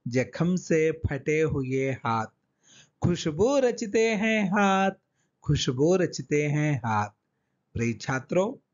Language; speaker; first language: Hindi; non-native, local second language; Telugu